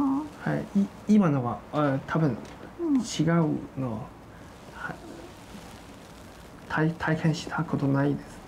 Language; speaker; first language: Japanese; non-native, learner; Chinese